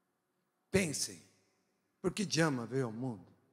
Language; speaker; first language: Portuguese; non-native, fluent; English